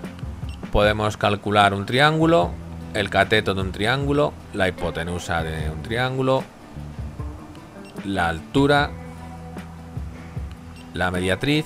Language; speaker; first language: Spanish; native; Spanish